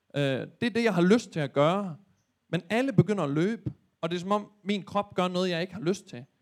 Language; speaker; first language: Danish; native; Danish